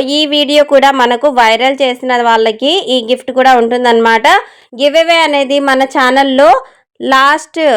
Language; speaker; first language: Telugu; non-native, local second language; Urdu